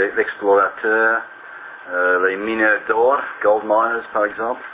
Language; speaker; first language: French; non-native, learner; English